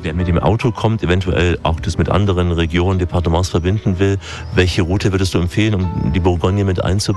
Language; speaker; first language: German; native; German